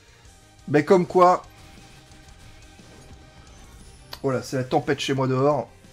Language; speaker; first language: French; native; French